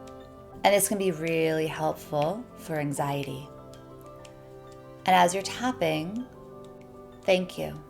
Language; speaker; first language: English; native; English